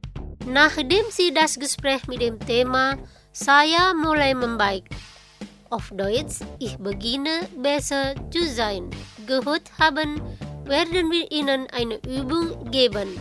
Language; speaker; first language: German; non-native, learner; Indonesian